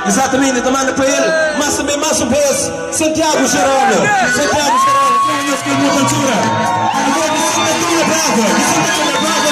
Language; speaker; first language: Portuguese; non-native, local second language; Kabuverdianu